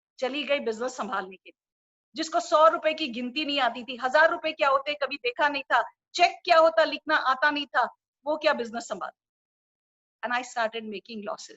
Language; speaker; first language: Hindi; non-native, local second language; Urdu